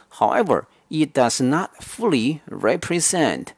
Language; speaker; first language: English; non-native, fluent; Chinese